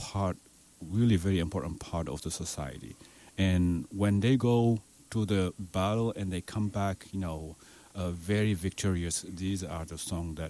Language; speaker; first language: English; non-native, fluent; Fula